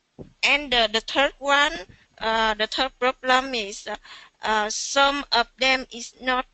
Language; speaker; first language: English; non-native, learner; Vietnamese